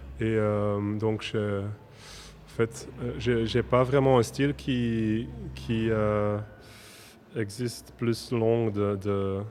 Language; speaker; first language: French; non-native, local second language; Dutch